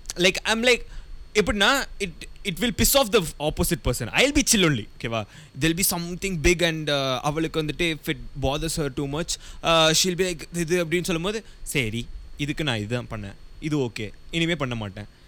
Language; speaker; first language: English; non-native, local second language; Tamil